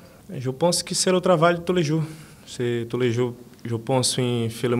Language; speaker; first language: French; non-native, learner; Portuguese